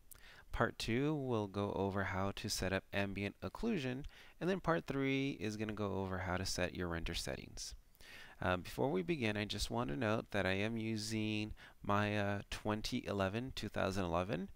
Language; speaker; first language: English; native; English